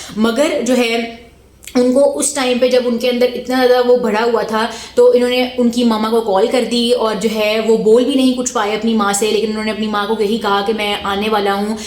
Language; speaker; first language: Urdu; native; Urdu